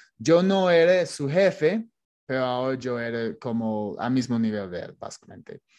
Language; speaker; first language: Spanish; non-native, fluent; English